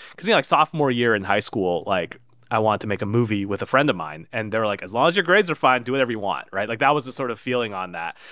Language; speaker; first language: English; native; English